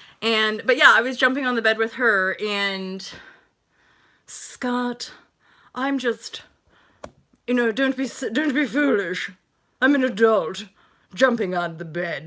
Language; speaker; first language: English; native; English